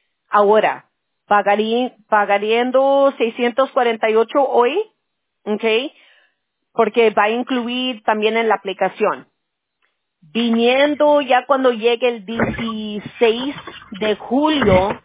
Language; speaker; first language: Spanish; early bilingual, heritage; Spanish